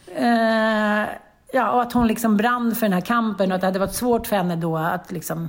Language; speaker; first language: Swedish; native; Swedish